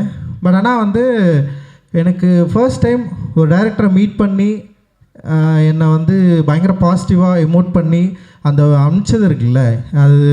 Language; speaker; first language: Tamil; native; Tamil